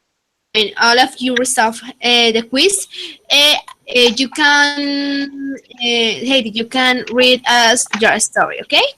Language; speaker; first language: English; non-native, fluent; Spanish